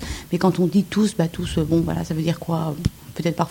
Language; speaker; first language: French; native; French